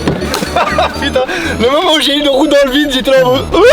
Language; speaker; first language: French; native; French